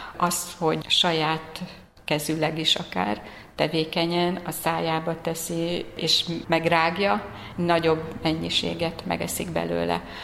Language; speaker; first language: Hungarian; native; Hungarian